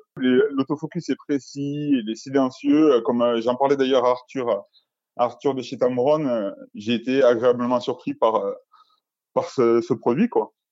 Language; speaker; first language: French; native; French